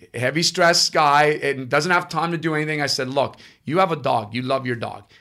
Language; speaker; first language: English; non-native, fluent; Italian